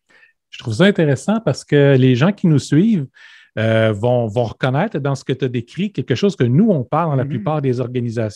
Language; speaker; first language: French; native; French